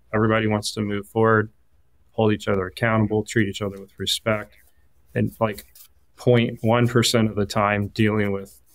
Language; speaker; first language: English; native; English